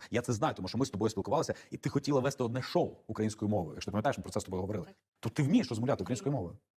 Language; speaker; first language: Ukrainian; non-native, local second language; Russian